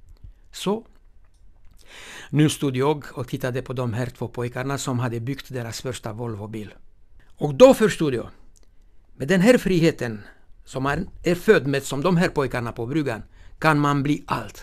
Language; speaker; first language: Swedish; non-native, fluent; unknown